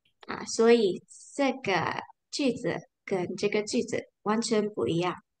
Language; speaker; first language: Chinese; non-native, fluent; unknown